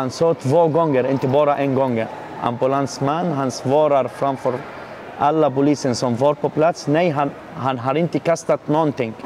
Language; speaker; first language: Swedish; non-native, learner; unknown